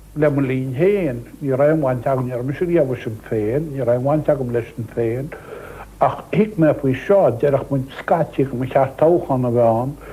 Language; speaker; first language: Irish; native; Irish